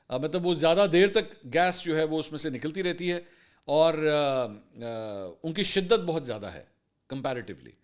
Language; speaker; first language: Urdu; native; Urdu